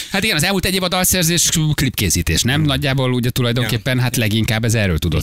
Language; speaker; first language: Hungarian; native; Hungarian